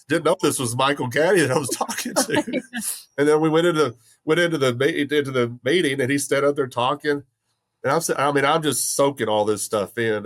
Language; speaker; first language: English; native; English